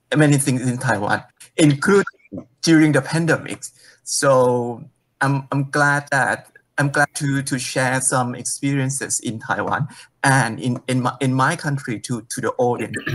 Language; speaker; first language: English; non-native, fluent; Thai